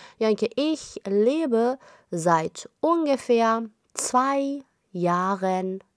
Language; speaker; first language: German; non-native, fluent; Persian